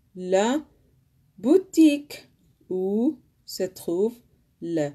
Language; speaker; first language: French; non-native, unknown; Arabic